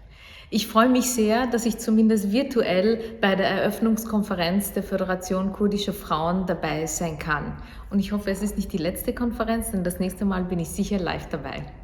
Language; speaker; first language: German; early bilingual, other home language; Kurdish